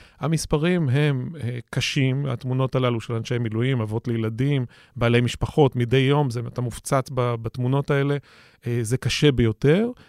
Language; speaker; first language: Hebrew; native; Hebrew